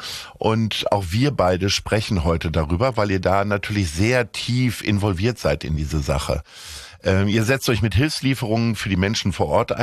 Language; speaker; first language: German; native; German